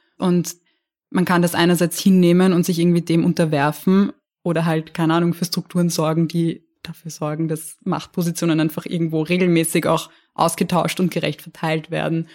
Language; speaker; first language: German; native; German